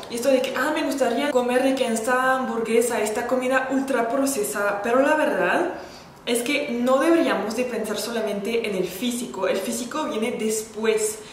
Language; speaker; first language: Spanish; non-native, fluent; French